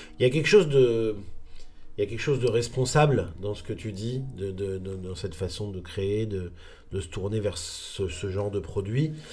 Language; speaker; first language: French; native; French